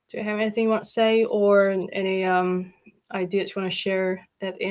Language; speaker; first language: English; non-native, fluent; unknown